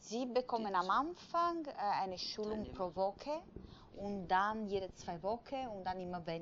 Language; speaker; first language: German; non-native, fluent; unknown